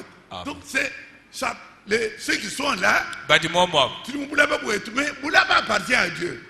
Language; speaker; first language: French; non-native, local second language; Luba-Lulua